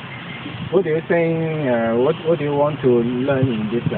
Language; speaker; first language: English; non-native, learner; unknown